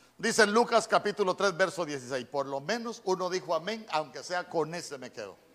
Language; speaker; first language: Spanish; native; Spanish